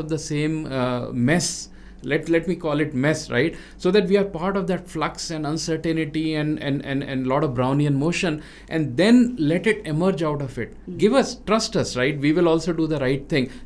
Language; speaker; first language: English; non-native, local second language; Hindi